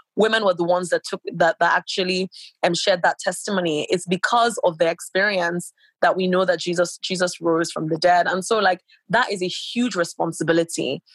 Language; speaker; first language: English; non-native, local second language; Yoruba